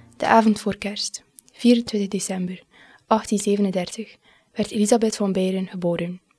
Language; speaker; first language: Dutch; native; Dutch